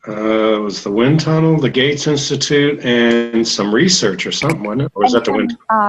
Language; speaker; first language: English; native; English